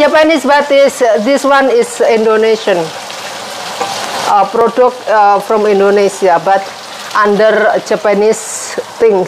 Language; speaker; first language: English; non-native, learner; Indonesian